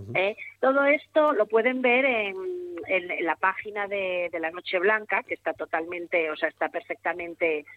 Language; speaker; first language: Spanish; native; Spanish